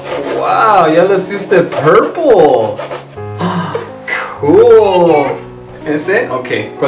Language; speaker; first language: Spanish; early bilingual, heritage; Spanish